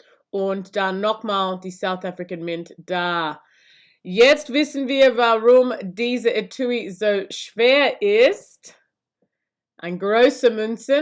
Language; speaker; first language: German; non-native, learner; English